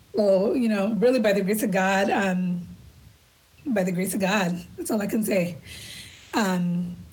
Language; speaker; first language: English; native; English